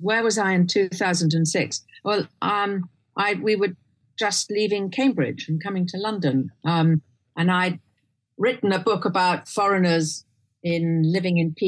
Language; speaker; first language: English; native; English